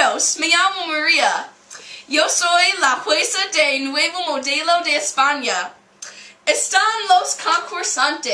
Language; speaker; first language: Spanish; non-native, learner; English